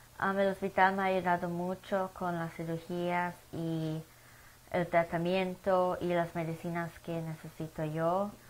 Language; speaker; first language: Spanish; early bilingual, heritage; Spanish